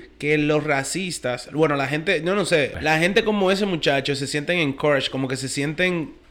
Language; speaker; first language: Spanish; early bilingual, heritage; Spanish